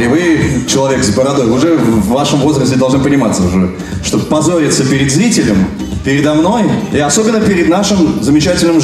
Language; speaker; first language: Russian; native; Russian